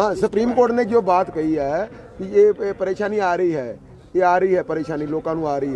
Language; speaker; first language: Hindi; non-native, local second language; Punjabi